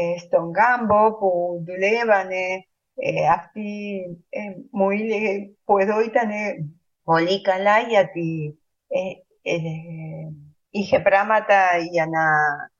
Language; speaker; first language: Greek; early bilingual, heritage; Spanish